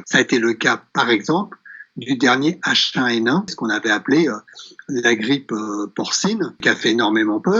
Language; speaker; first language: French; native; French